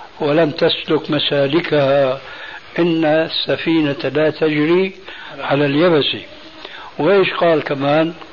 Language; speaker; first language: Arabic; early bilingual, other home language; Albanian